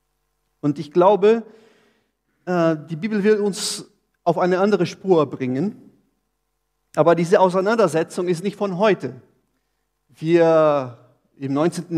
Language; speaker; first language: German; non-native, fluent; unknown